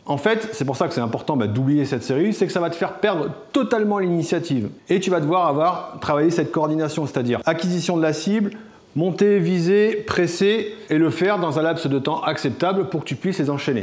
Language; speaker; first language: French; native; French